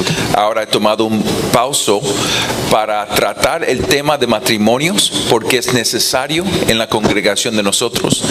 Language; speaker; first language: Spanish; non-native, fluent; English